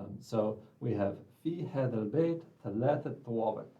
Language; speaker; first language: Arabic; non-native, fluent; English